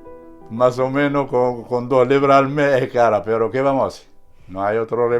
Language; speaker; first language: Spanish; native; Spanish